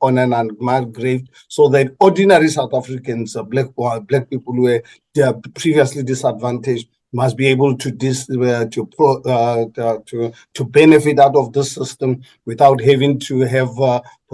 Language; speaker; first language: English; non-native, local second language; Northern Sotho